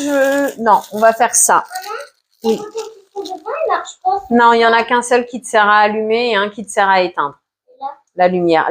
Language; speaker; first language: French; native; French